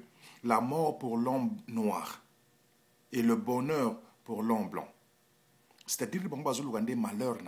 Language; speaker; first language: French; non-native, local second language; Lingala